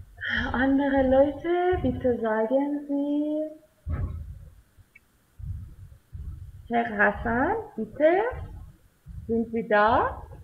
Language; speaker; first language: German; non-native, learner; Persian